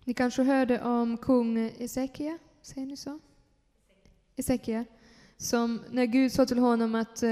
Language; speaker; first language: Swedish; non-native, fluent; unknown